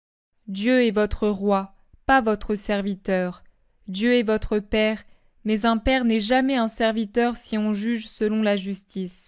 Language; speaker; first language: French; native; French